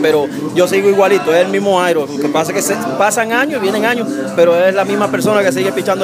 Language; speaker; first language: Spanish; native; Spanish